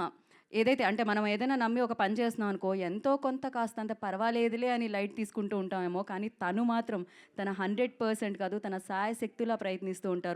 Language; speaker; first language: Telugu; native; Telugu